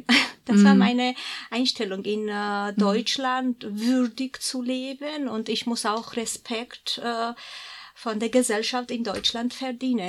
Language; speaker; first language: German; non-native, fluent; Georgian